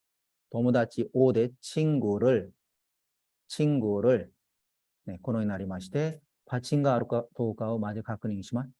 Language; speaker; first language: Japanese; non-native, fluent; Korean